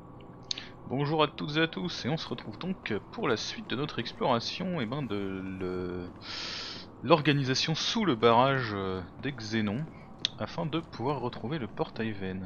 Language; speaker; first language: French; native; French